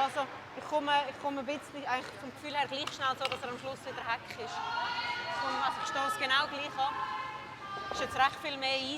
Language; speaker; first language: German; native; German